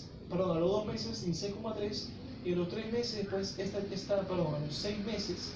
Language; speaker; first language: Spanish; native; Spanish